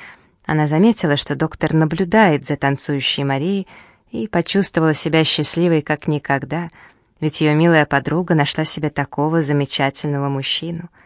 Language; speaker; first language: Russian; native; Russian